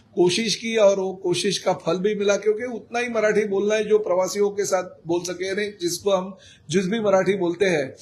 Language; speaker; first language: Hindi; non-native, local second language; Marathi